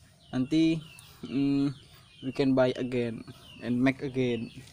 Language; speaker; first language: English; non-native, learner; Indonesian